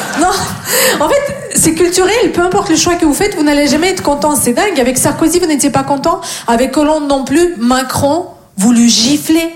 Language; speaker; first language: French; non-native, fluent; Russian